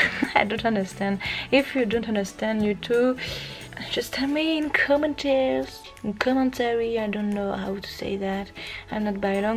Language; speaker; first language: English; non-native, learner; French